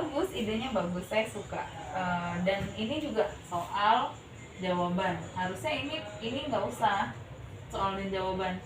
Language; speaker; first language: Indonesian; native; Indonesian